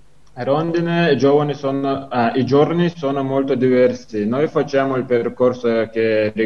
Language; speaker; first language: Italian; non-native, learner; Chechen